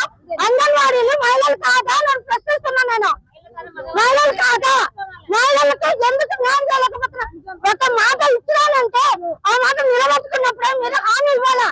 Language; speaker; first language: Telugu; native; Telugu